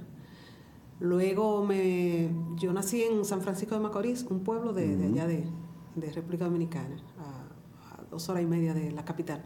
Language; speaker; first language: Spanish; native; Spanish